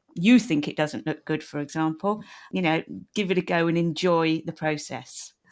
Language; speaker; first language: English; native; English